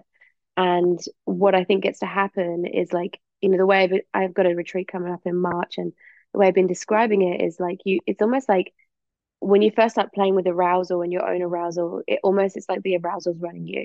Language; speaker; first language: English; native; English